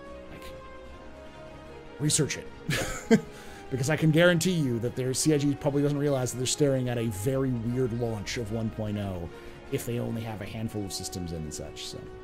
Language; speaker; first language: English; native; English